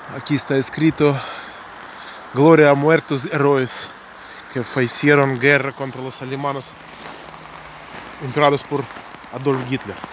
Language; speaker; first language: Spanish; non-native, learner; Ukrainian